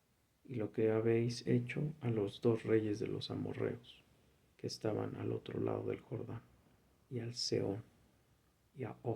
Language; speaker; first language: Spanish; native; Spanish